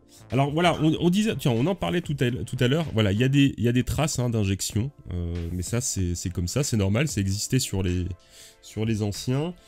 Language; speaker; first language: French; native; French